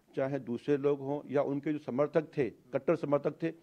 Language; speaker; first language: Hindi; native; Hindi